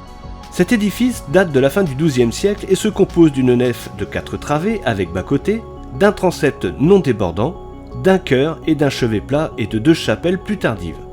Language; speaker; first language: French; native; French